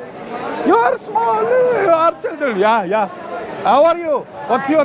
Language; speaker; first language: English; non-native, learner; Arabic